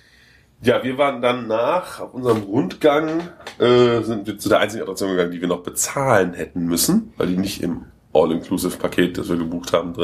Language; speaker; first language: German; native; German